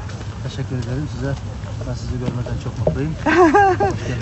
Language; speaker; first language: Turkish; non-native, learner; Kyrgyz